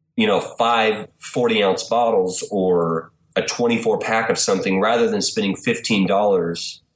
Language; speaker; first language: English; native; English